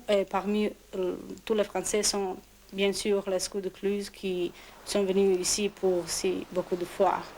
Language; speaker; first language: French; non-native, learner; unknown